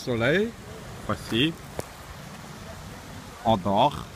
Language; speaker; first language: French; non-native, learner; Dutch